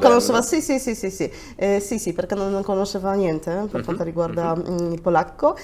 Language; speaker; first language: Italian; non-native, fluent; Polish